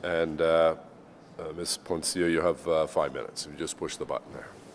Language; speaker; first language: English; native; English